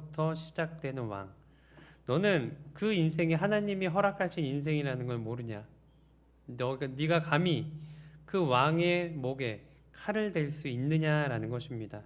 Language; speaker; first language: Korean; native; Korean